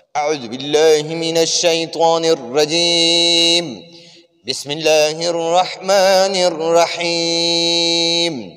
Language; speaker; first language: Urdu; non-native, local second language; Pashto